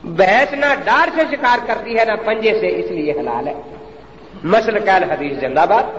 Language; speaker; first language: Urdu; non-native, local second language; Punjabi